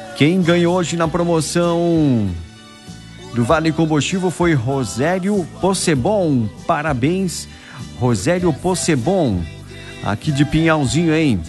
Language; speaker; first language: Portuguese; native; Portuguese